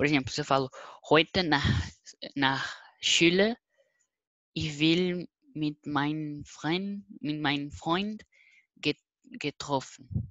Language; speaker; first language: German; non-native, learner; Portuguese